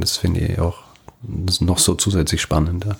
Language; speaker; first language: German; native; German